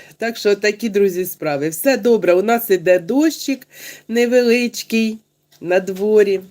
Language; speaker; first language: Ukrainian; non-native, local second language; Russian